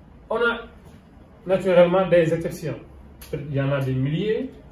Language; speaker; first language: French; non-native, local second language; Wolof